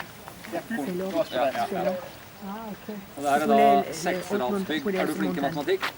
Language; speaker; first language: Norwegian; native; Norwegian